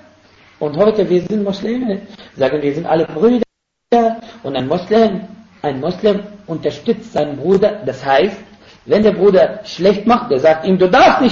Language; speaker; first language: German; non-native, fluent; Arabic